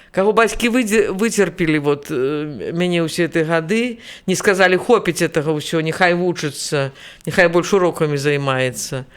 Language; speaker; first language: Belarusian; native; Belarusian